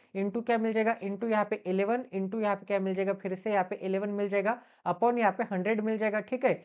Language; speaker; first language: Hindi; non-native, local second language; Marathi